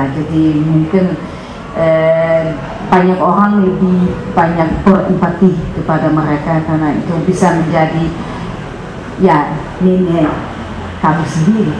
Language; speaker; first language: Indonesian; non-native, fluent; Dutch